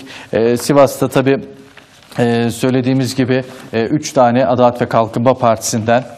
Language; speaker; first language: Turkish; native; Turkish